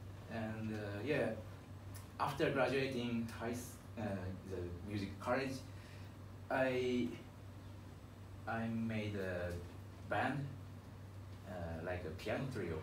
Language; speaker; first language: English; non-native, learner; Japanese